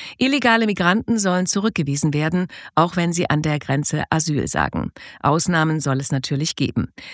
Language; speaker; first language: German; native; German